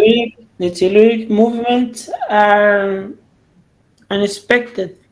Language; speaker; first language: English; non-native, learner; Spanish